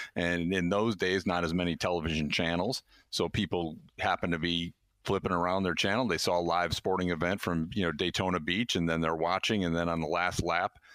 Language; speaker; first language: English; native; English